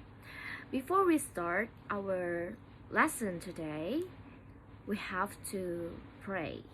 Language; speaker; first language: English; non-native, learner; Indonesian